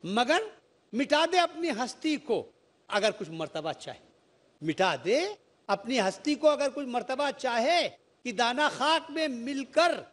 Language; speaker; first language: Urdu; native; Urdu